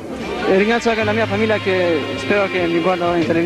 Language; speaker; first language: Italian; non-native, learner; Albanian